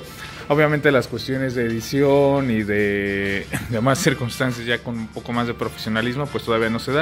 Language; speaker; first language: Spanish; native; Spanish